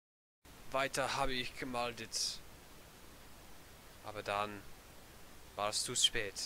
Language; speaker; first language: German; non-native, learner; English